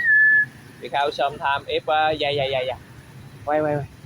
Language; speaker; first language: English; non-native, learner; Vietnamese